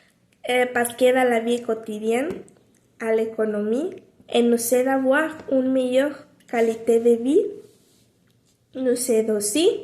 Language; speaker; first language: French; non-native, learner; Spanish